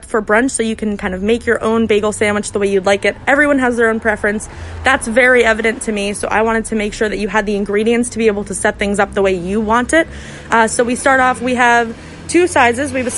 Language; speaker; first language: English; native; English